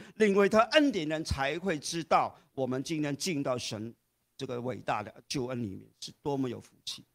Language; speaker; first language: Chinese; non-native, fluent; Cantonese